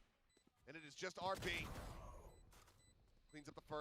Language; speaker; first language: English; native; English